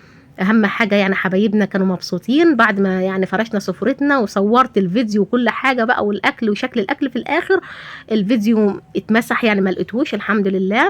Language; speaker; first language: Arabic; native; Arabic